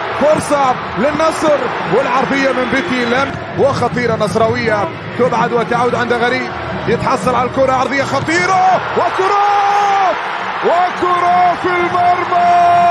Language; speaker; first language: Arabic; native; Arabic